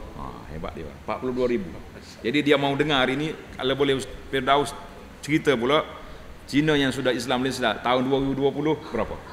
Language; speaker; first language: Malay; native; Malay